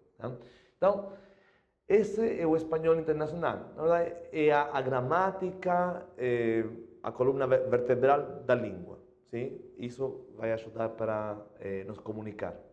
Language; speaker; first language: Portuguese; non-native, fluent; Spanish